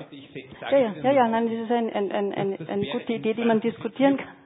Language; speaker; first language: German; native; German